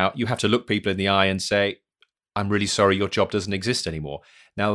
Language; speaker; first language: English; native; English